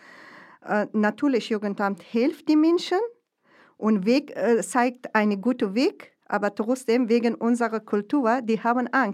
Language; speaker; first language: German; non-native, fluent; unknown